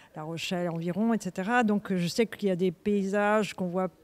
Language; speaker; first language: French; native; French